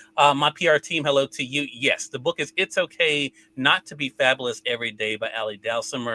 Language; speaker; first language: English; native; English